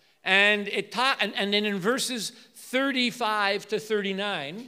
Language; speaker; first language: English; native; English